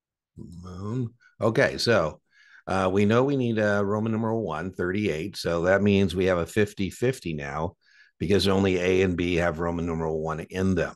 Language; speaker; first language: English; native; English